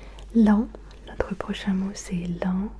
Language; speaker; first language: French; early bilingual, other home language; Turkish